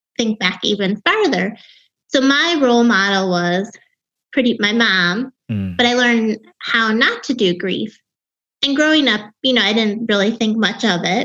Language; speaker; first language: English; native; English